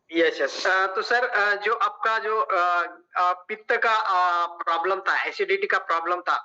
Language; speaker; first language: Hindi; non-native, local second language; Marathi